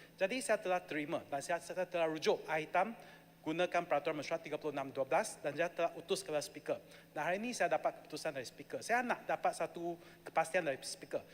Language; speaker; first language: Malay; non-native, local second language; Chinese